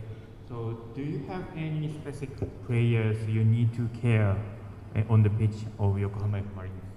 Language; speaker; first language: English; non-native, learner; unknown